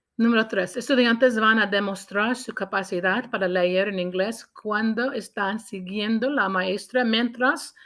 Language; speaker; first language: Spanish; non-native, learner; English